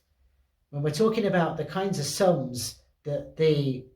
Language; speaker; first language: English; native; English